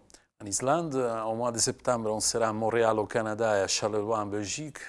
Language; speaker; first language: French; non-native, fluent; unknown